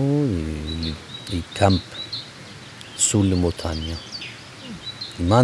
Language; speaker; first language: French; non-native, learner; Kurdish